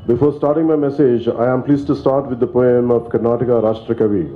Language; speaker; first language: English; non-native, local second language; Kannada